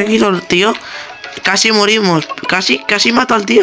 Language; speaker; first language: Spanish; native; Spanish